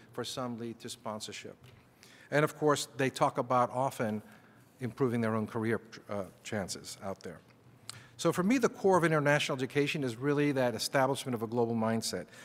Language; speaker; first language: English; native; English